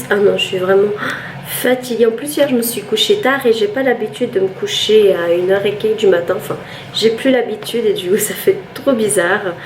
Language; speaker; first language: French; native; French